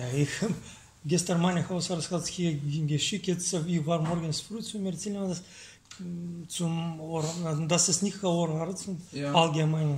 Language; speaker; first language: German; non-native, learner; Bulgarian